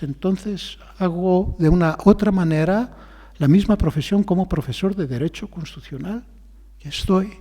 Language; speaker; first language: Spanish; non-native, fluent; Greek